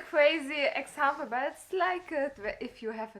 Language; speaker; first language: English; non-native, learner; German